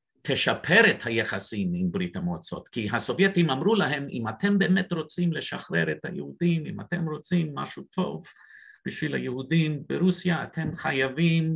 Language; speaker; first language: Hebrew; non-native, fluent; English